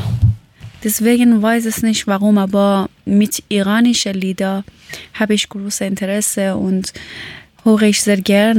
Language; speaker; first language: German; non-native, fluent; Persian